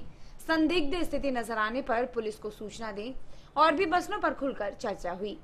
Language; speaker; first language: Hindi; native; Hindi